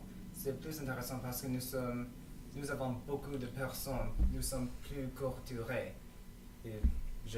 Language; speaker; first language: French; non-native, learner; English